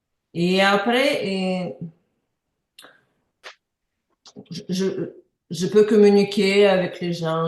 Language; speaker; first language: French; non-native, learner; Ukrainian